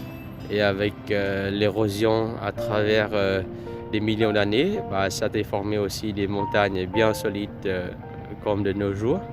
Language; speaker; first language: French; non-native, fluent; Vietnamese